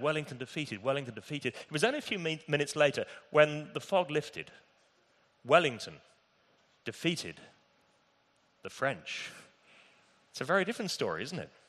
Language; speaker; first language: English; native; English